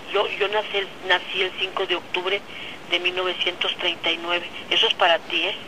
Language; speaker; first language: Spanish; native; Spanish